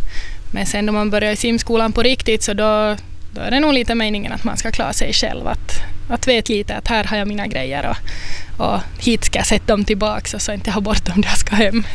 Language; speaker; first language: Swedish; native; Swedish